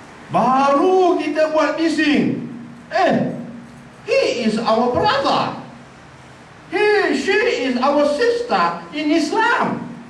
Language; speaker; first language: English; non-native, local second language; Malay